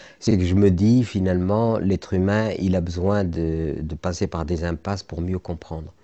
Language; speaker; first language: French; non-native, local second language; Arabic